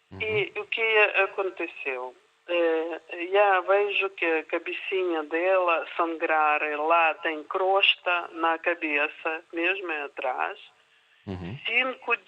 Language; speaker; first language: Portuguese; non-native, learner; Ukrainian